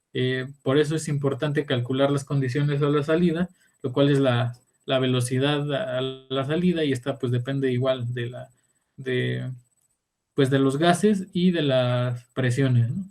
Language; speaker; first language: Spanish; native; Spanish